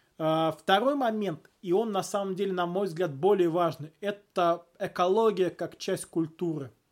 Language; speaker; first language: Russian; native; Russian